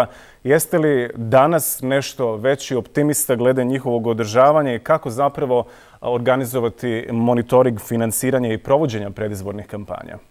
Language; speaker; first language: Serbian; native; Serbian